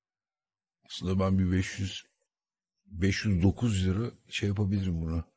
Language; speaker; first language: Turkish; native; Turkish